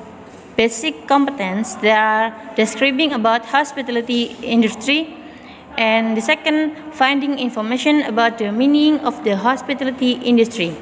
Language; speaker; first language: English; non-native, learner; Indonesian